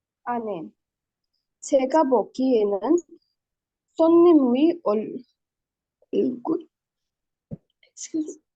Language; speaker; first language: Korean; non-native, learner; Hindi